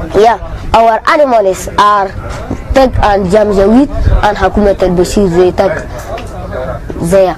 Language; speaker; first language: English; non-native, learner; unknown